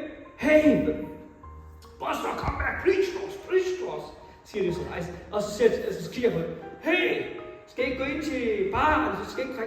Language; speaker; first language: Danish; non-native, fluent; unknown